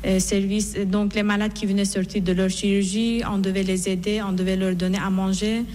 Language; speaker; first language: French; non-native, fluent; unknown